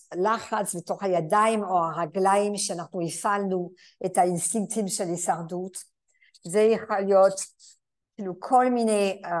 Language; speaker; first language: Hebrew; non-native, fluent; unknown